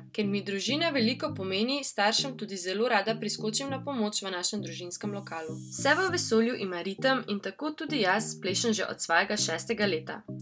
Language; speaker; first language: Slovenian; native; Slovenian